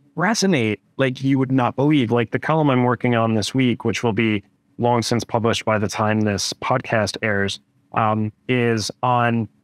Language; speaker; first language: English; native; English